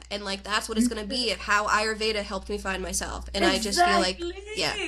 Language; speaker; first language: English; native; English